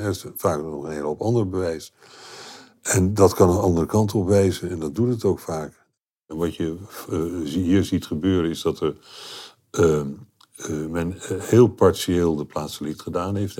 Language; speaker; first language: Dutch; native; Dutch